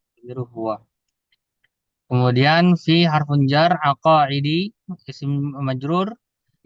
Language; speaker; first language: Arabic; non-native, learner; Indonesian